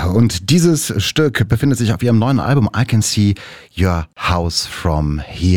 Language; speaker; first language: German; native; German